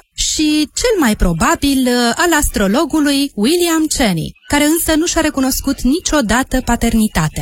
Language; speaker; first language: Romanian; native; Romanian